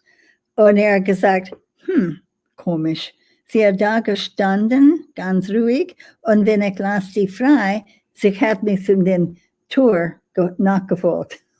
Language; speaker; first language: German; non-native, fluent; English